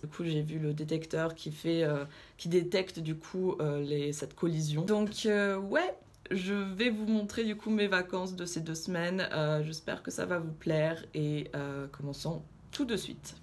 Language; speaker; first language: French; early bilingual, other home language; Russian